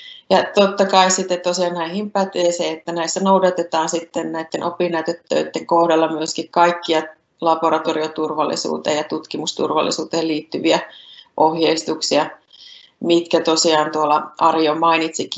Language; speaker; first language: Finnish; native; Finnish